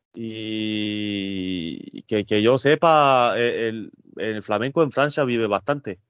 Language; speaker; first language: Spanish; early bilingual, other home language; French